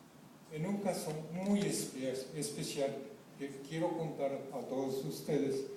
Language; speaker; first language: Spanish; non-native, fluent; Japanese